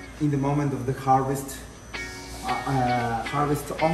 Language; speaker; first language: English; non-native, learner; Spanish